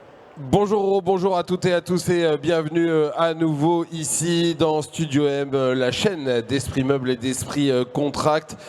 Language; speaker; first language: French; native; French